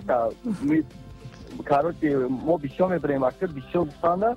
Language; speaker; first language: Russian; non-native, local second language; Tajik